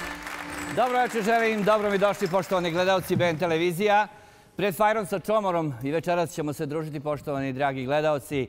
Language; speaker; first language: Serbian; native; Serbian